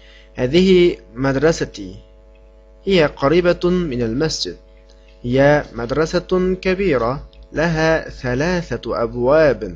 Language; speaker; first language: Arabic; non-native, fluent; Uyghur